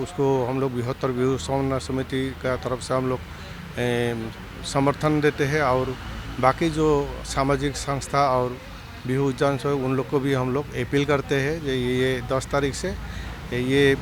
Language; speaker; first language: Hindi; non-native, local second language; Assamese